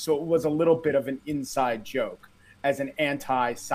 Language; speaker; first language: English; native; English